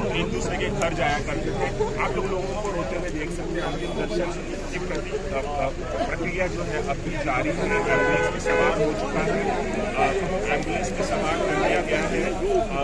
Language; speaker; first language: Hindi; native; Hindi